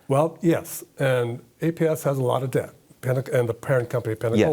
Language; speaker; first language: English; native; English